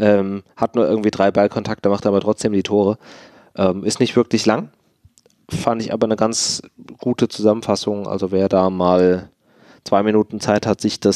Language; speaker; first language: German; native; German